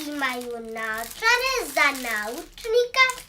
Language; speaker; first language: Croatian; early bilingual, heritage; Croatian